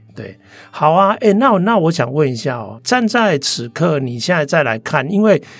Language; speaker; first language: Chinese; non-native, local second language; Min Nan Chinese